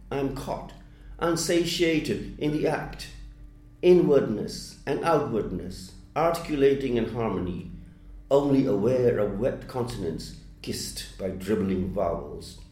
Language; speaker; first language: English; non-native, fluent; Burmese